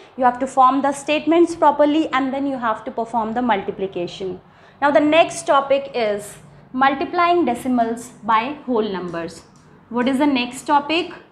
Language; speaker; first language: English; non-native, local second language; Hindi